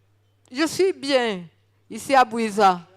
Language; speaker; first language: French; non-native, local second language; Kinyarwanda